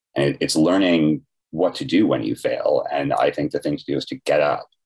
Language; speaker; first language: English; native; English